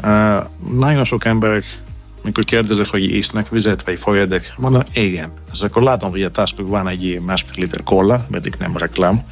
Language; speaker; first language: Hungarian; non-native, fluent; Greek